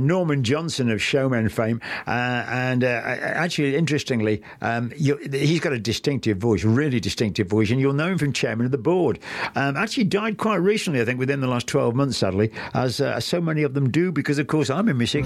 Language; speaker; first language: English; native; English